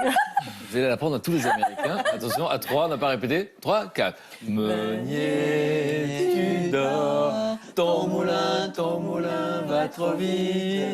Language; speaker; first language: French; native; French